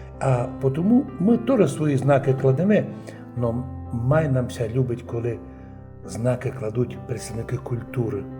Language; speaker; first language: Ukrainian; native; Ukrainian